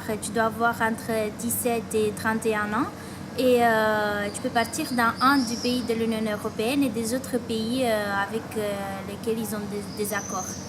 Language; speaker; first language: French; non-native, fluent; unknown